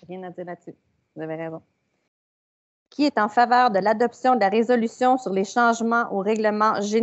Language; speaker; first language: French; native; French